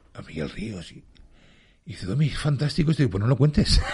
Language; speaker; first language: Spanish; early bilingual, other home language; English